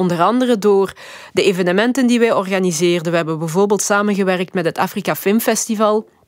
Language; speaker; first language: Dutch; early bilingual, other home language; Lingala